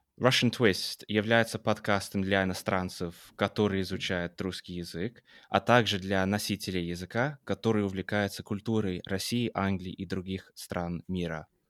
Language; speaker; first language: Russian; non-native, fluent; English